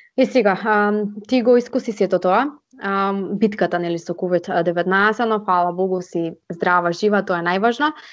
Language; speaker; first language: Macedonian; native; Macedonian